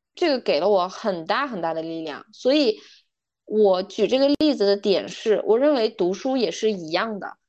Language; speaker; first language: Chinese; non-native, local second language; Uyghur